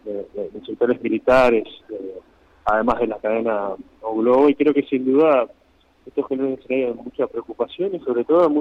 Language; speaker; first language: Spanish; native; Spanish